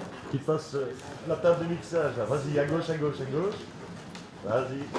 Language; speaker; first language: French; native; French